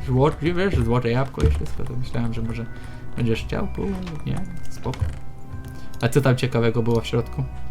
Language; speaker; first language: Polish; native; Polish